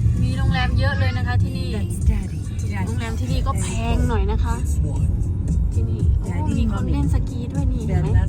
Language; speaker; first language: Thai; native; Thai